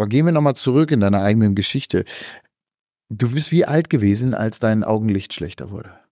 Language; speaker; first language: German; native; German